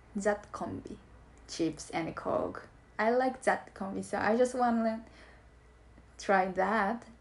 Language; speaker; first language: English; non-native, learner; Japanese